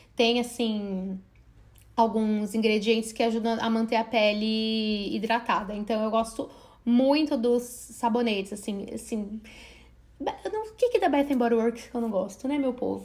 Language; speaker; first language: Portuguese; native; Portuguese